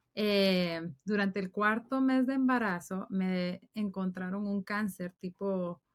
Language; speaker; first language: Spanish; native; Spanish